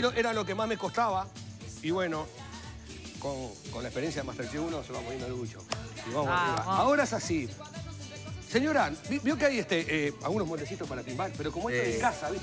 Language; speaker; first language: Spanish; native; Spanish